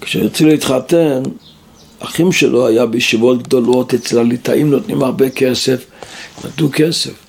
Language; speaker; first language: Hebrew; non-native, local second language; Yiddish